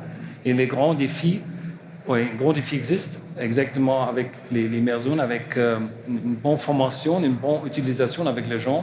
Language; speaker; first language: French; non-native, learner; German